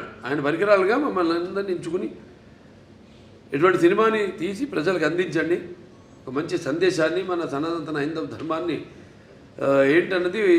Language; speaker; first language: Telugu; native; Telugu